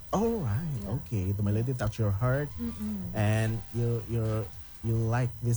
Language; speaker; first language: English; non-native, learner; Indonesian